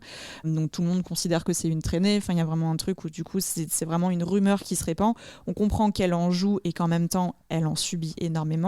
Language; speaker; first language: French; native; French